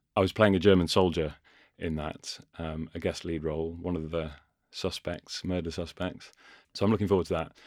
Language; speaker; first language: English; native; English